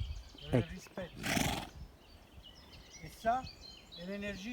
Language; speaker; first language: French; non-native, learner; Italian